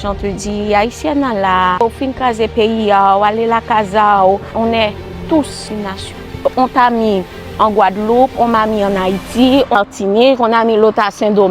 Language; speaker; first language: French; non-native, local second language; Haitian Creole